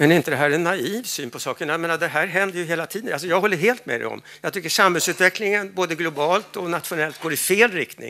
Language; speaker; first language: Swedish; native; Swedish